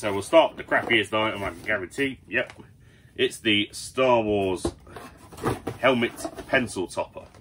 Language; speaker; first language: English; native; English